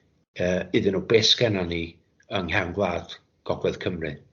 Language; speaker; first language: Welsh; native; Welsh